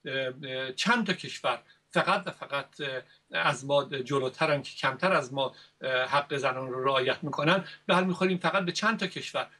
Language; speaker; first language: Persian; native; Persian